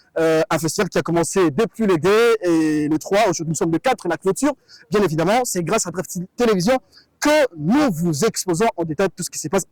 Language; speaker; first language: French; non-native, local second language; Lingala